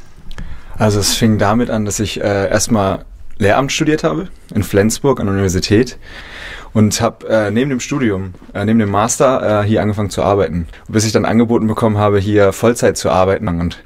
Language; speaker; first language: German; native; German